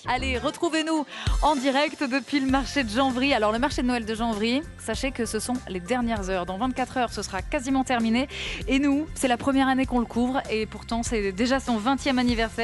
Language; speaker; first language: French; native; French